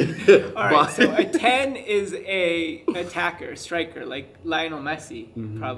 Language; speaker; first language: English; native; English